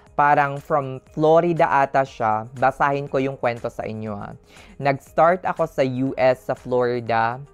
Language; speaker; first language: Filipino; non-native, local second language; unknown